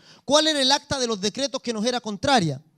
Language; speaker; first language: Spanish; native; Spanish